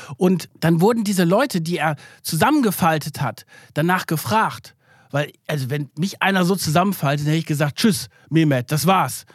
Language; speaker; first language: German; early bilingual, other home language; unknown